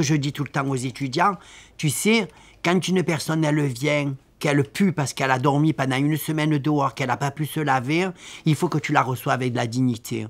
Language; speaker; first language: French; native; French